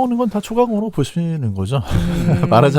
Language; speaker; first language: Korean; native; Korean